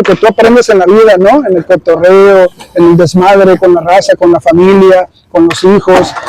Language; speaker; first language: Spanish; early bilingual, heritage; Spanish